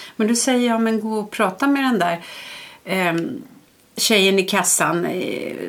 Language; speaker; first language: Swedish; early bilingual, other home language; Estonian